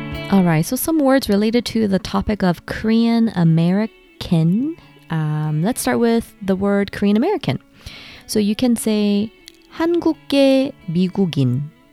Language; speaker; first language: English; early bilingual, other home language; Korean